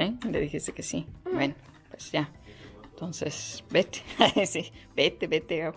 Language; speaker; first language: Spanish; native; Spanish